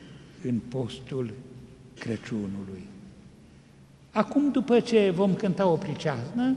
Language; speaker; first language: Romanian; native; Romanian